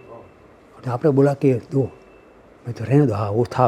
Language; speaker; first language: Hindi; non-native, local second language; Gujarati